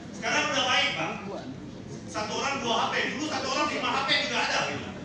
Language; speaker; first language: Indonesian; non-native, fluent; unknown